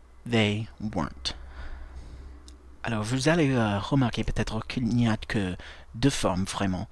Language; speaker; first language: French; non-native, fluent; English